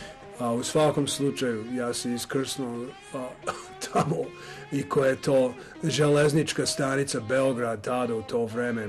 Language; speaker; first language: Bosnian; non-native, learner; English